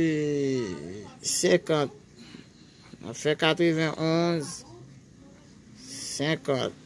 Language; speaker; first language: French; non-native, local second language; Haitian Creole